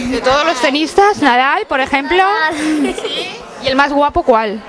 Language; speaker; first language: Spanish; native; Spanish